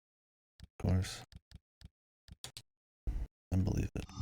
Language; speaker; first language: English; native; English